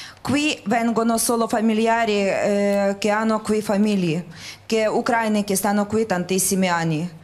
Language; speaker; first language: Italian; non-native, learner; Ukrainian